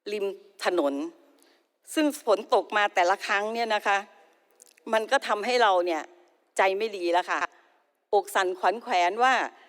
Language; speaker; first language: Thai; native; Thai